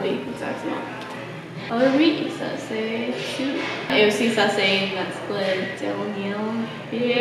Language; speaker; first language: French; non-native, learner; English